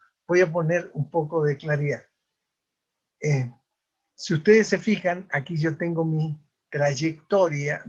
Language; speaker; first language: Spanish; native; Spanish